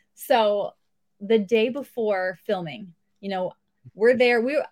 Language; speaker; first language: English; native; English